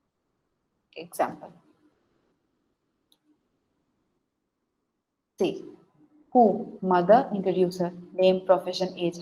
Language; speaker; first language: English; non-native, fluent; Bangla